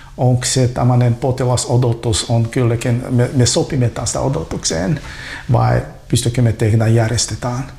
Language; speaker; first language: Finnish; non-native, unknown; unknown